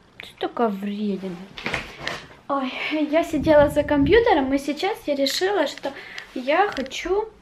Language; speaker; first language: Russian; early bilingual, heritage; Russian